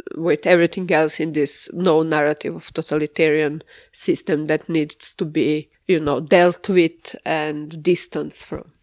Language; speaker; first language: English; non-native, fluent; Serbian